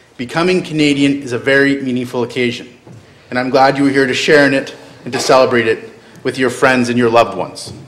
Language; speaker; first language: English; native; English